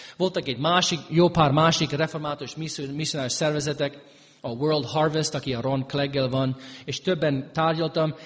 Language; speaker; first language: Hungarian; early bilingual, heritage; Hungarian